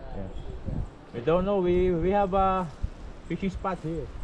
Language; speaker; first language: English; non-native, learner; Filipino